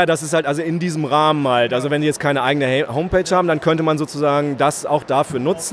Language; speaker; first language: German; native; German